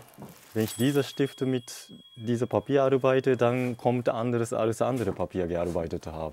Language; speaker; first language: German; non-native, fluent; Japanese